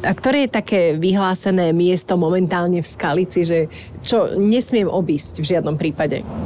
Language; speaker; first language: Slovak; native; Slovak